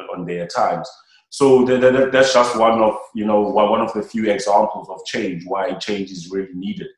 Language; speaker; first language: English; non-native, local second language; Xhosa